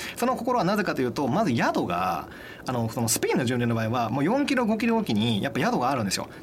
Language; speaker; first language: Japanese; native; Japanese